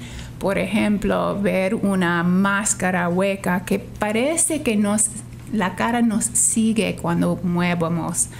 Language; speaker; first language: Spanish; non-native, fluent; English